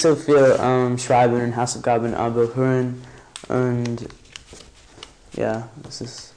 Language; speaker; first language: German; non-native, learner; English